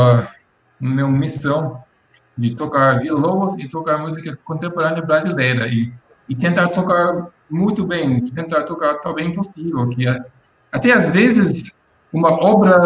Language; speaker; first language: Portuguese; non-native, fluent; English